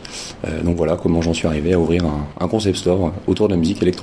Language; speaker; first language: French; native; French